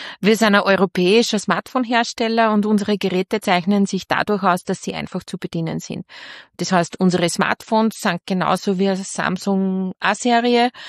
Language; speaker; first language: German; native; German